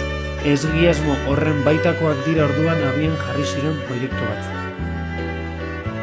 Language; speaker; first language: Basque; native; Basque